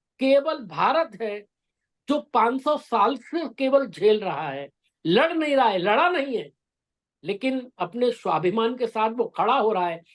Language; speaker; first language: Hindi; native; Hindi